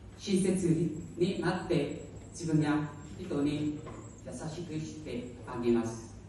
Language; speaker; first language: Japanese; non-native, learner; Hmong